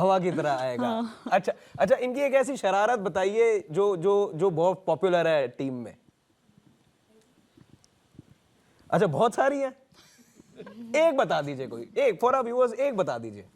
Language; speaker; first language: Hindi; native; Hindi